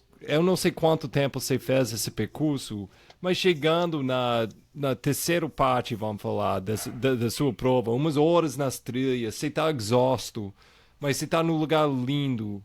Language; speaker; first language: Portuguese; non-native, fluent; English